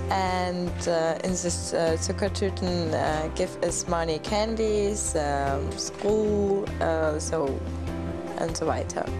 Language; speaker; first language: English; non-native, learner; German